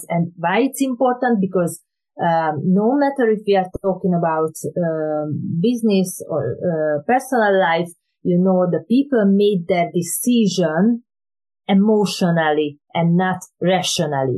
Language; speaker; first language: English; non-native, fluent; Hungarian